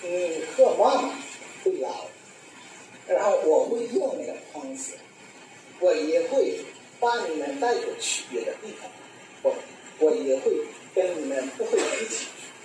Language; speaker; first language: Chinese; non-native, learner; Bangla